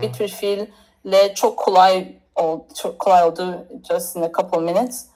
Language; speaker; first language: Turkish; early bilingual, other home language; English